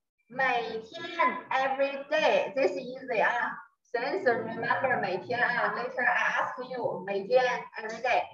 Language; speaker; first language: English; non-native, learner; Chinese